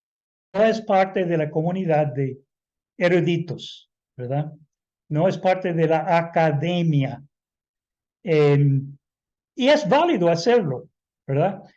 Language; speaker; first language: Spanish; non-native, fluent; English